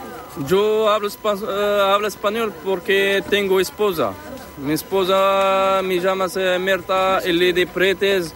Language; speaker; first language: Spanish; non-native, learner; Arabic